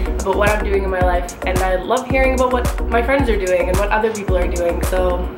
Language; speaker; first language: English; native; English